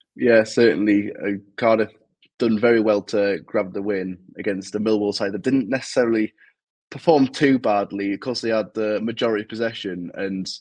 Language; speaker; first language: English; native; English